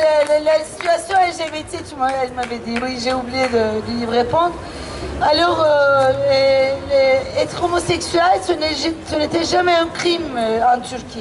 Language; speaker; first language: French; non-native, fluent; Turkish